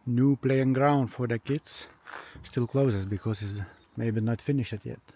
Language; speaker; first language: English; non-native, learner; Lithuanian